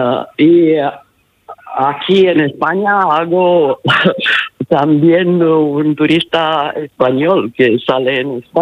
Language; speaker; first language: Spanish; non-native, learner; Italian